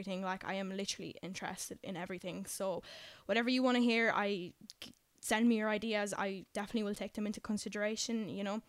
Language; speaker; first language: English; non-native, fluent; Polish